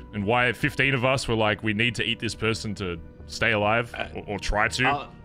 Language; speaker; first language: English; native; English